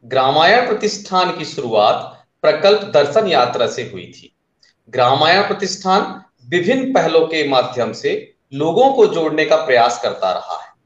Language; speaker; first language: Hindi; non-native, local second language; Marathi